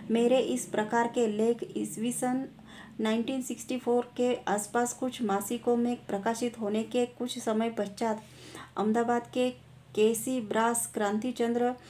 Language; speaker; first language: Hindi; non-native, local second language; Marathi